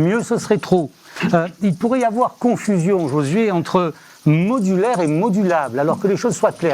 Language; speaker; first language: French; native; French